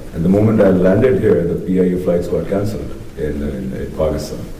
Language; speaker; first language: English; non-native, local second language; Urdu